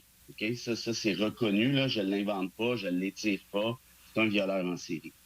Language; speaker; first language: French; native; French